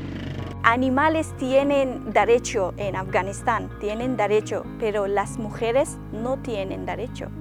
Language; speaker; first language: Spanish; non-native, learner; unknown